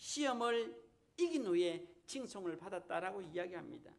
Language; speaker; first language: Korean; native; Korean